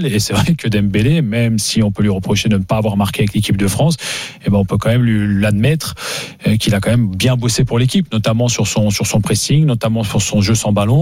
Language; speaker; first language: French; native; French